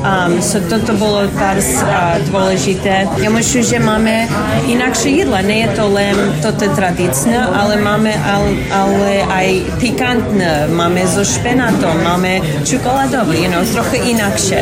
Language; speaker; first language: Slovak; early bilingual, heritage; English